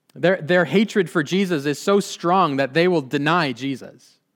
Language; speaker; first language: English; native; English